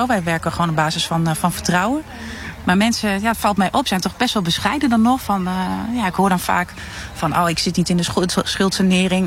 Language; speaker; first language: Dutch; native; Dutch